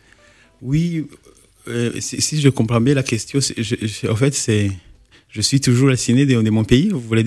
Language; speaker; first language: French; non-native, local second language; Kinyarwanda